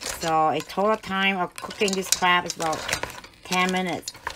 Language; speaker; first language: English; non-native, fluent; Vietnamese